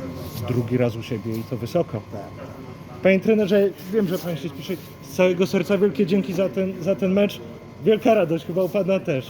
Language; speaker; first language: Polish; native; Polish